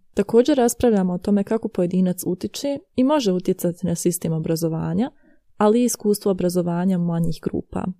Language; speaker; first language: Croatian; native; Croatian